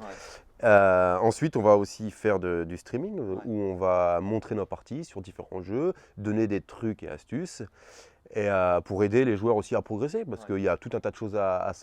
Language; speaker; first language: French; native; French